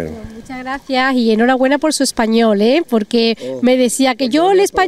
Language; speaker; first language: Spanish; native; Spanish